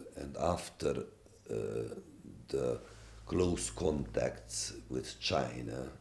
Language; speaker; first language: English; non-native, fluent; Hungarian